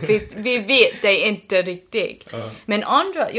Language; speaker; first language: Swedish; non-native, learner; English